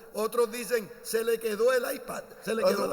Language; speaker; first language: Spanish; native; Spanish